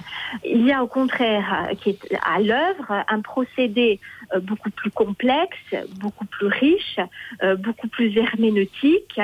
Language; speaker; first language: French; native; French